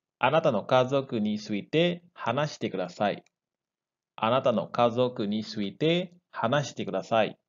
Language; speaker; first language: Japanese; non-native, learner; Indonesian